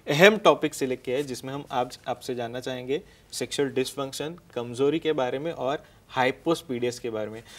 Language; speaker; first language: Hindi; non-native, local second language; Marathi